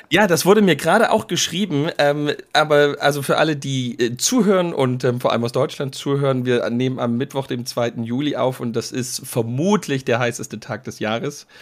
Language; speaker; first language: German; native; German